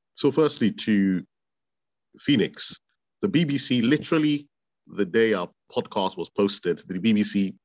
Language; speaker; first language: English; non-native, local second language; Bini